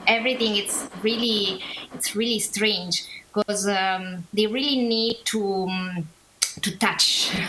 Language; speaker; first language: English; non-native, learner; Italian